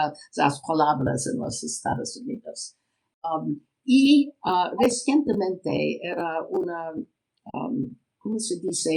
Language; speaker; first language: Spanish; non-native, learner; English